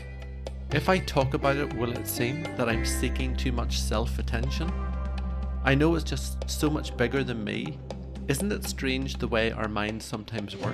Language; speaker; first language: English; native; English